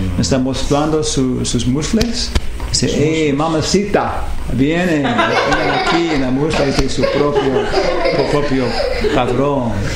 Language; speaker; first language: Spanish; non-native, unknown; English